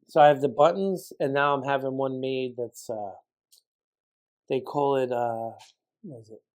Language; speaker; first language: English; native; English